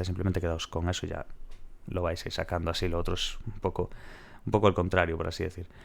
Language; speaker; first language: Spanish; native; Spanish